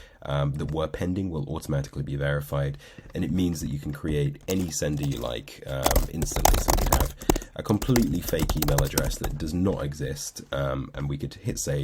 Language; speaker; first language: English; native; English